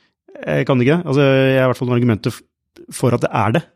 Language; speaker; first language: Norwegian; native; Norwegian